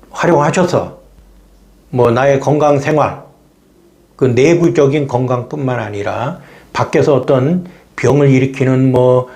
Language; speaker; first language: Korean; native; Korean